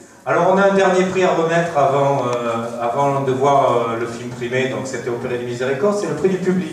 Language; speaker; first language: French; native; French